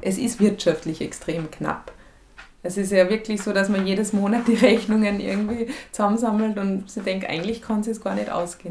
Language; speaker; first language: German; native; German